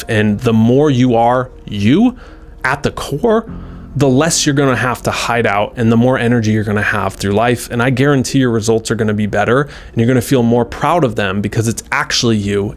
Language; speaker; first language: English; native; English